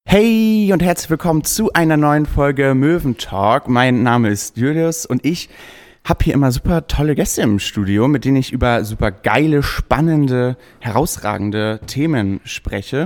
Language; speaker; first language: German; native; German